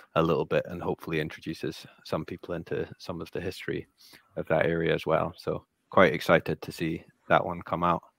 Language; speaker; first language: English; native; English